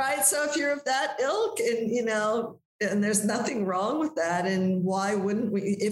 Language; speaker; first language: English; native; English